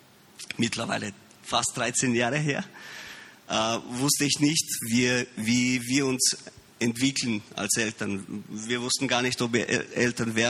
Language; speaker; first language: German; early bilingual, heritage; Romanian